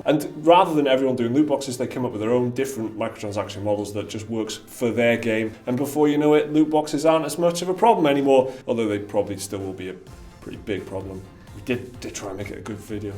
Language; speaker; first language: English; native; English